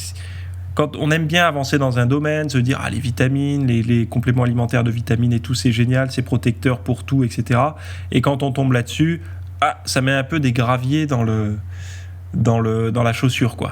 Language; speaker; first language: French; native; French